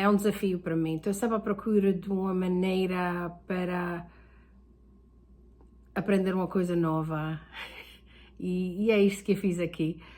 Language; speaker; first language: Portuguese; early bilingual, heritage; Portuguese